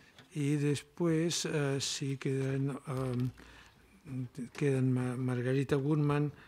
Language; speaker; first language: Spanish; non-native, local second language; Catalan